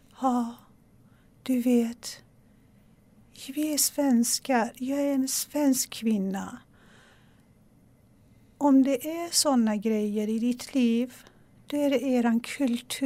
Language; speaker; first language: Swedish; non-native, fluent; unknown